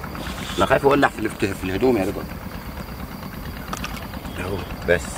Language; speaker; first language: Arabic; native; Arabic